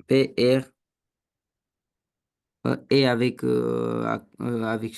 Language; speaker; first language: French; non-native, learner; Romanian